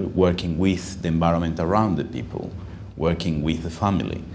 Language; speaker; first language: English; non-native, fluent; Spanish